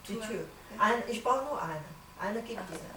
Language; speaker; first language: German; non-native, learner; Mongolian